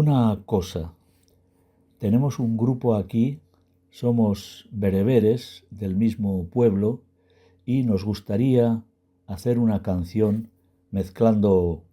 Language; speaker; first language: Spanish; non-native, learner; Berber languages